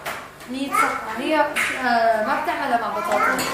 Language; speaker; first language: Arabic; native; Arabic